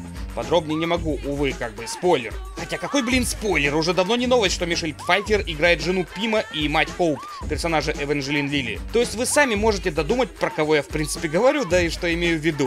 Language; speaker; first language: Russian; native; Russian